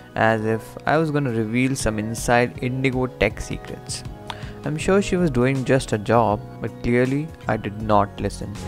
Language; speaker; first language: English; non-native, local second language; Hindi